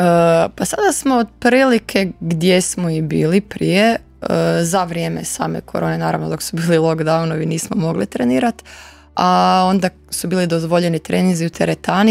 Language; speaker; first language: Croatian; native; Croatian